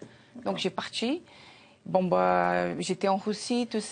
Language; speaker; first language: French; non-native, learner; Portuguese